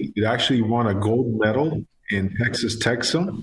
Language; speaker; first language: English; non-native, fluent; Georgian